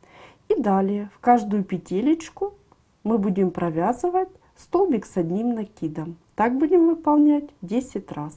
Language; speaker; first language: Russian; native; Russian